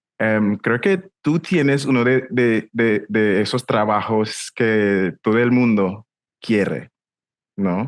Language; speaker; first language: Spanish; non-native, fluent; English